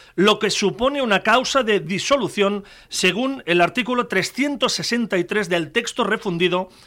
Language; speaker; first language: Spanish; non-native, local second language; Catalan